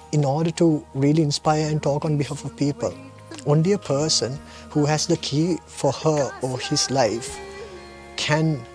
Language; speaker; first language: English; non-native, local second language; Sinhala